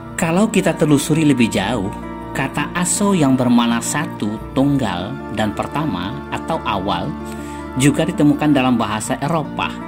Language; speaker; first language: Indonesian; non-native, local second language; Minangkabau